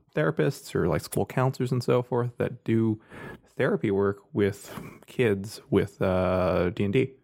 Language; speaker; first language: English; native; English